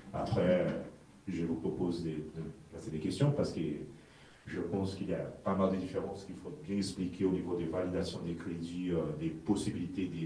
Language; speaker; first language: French; non-native, fluent; Portuguese